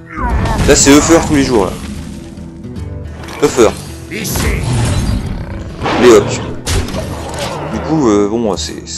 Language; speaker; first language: French; native; French